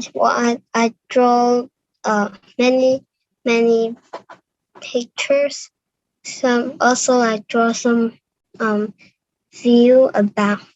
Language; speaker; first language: English; non-native, learner; Cantonese